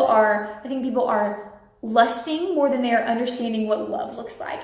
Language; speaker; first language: English; native; English